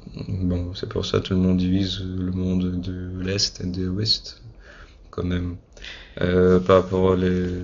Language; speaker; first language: French; non-native, fluent; Russian